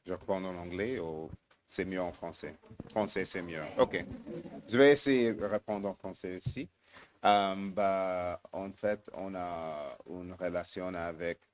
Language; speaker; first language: French; non-native, fluent; English